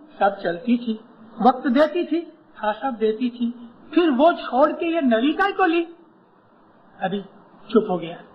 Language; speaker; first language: Urdu; non-native, local second language; Gujarati